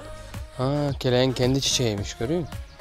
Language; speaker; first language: Turkish; native; Turkish